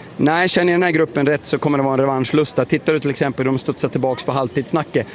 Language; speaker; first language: Swedish; native; Swedish